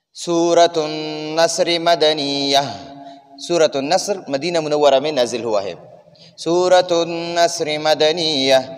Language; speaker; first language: Urdu; non-native, local second language; Pashto